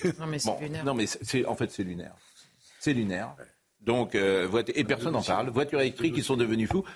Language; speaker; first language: French; native; French